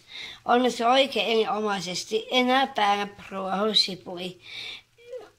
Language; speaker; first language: Finnish; native; Finnish